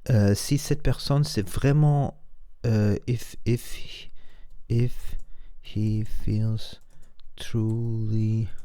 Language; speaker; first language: French; non-native, learner; Spanish